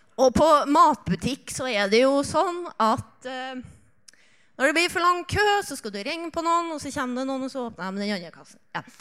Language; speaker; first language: Norwegian; native; Norwegian